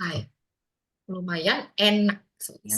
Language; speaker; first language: Japanese; non-native, fluent; Indonesian